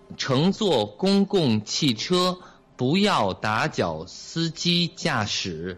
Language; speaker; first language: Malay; non-native, fluent; Chinese